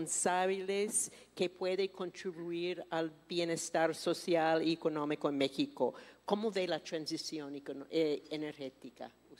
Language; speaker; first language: Spanish; non-native, fluent; English